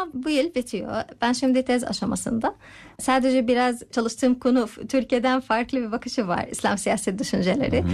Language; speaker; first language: Turkish; non-native, learner; Arabic